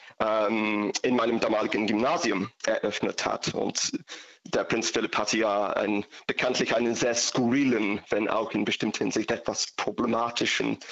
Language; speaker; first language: German; non-native, fluent; English